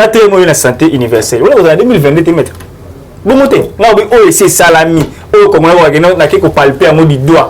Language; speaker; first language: French; non-native, local second language; Lingala